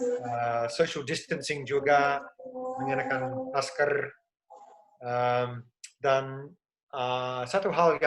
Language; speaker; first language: Indonesian; non-native, fluent; English